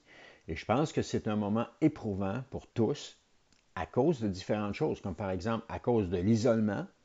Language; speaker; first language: French; native; French